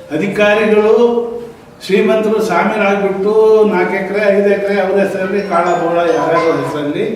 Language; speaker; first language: Kannada; native; Kannada